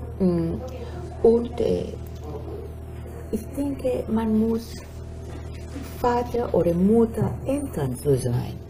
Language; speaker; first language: German; non-native, fluent; Spanish